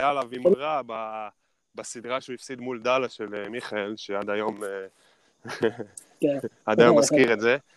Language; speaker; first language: Hebrew; native; Hebrew